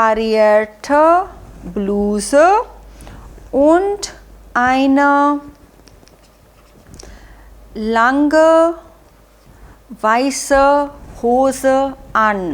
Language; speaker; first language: German; non-native, fluent; Hindi